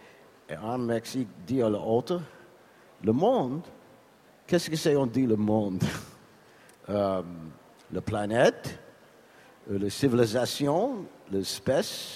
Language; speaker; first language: French; non-native, learner; English